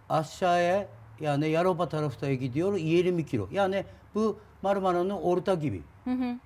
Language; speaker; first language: Turkish; non-native, learner; Japanese